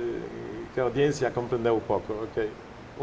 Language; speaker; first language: Portuguese; non-native, fluent; Polish